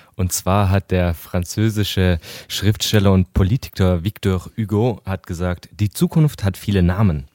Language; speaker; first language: German; native; German